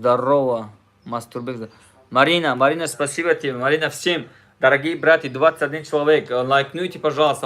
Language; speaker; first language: Russian; non-native, learner; Tajik